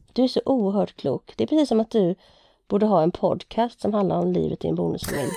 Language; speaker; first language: Swedish; native; Swedish